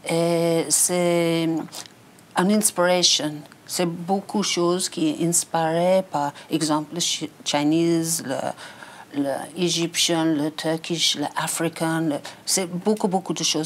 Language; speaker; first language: French; non-native, learner; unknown